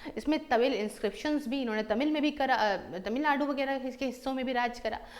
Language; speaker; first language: Hindi; native; Hindi